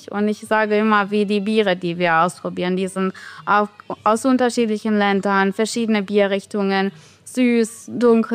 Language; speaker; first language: German; non-native, fluent; Bosnian